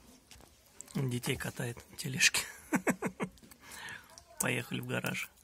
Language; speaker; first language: Russian; native; Russian